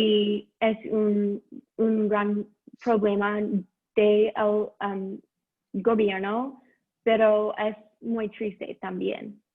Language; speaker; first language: Spanish; non-native, learner; English